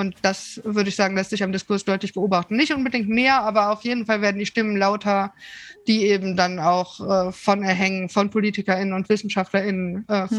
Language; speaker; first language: German; native; German